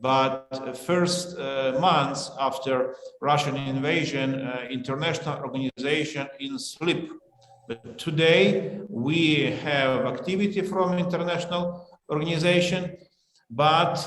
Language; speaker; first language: English; non-native, learner; Ukrainian